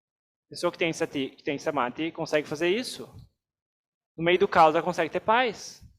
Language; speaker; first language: Portuguese; native; Portuguese